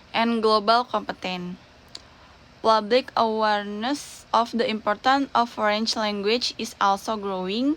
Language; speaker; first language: English; non-native, learner; Indonesian